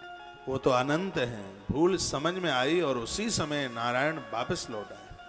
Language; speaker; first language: Hindi; native; Hindi